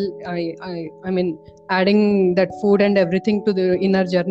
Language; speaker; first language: English; non-native, local second language; Telugu